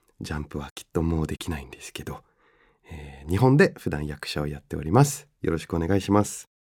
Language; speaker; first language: Japanese; non-native, fluent; French